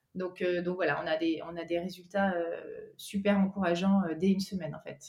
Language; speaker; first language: French; native; French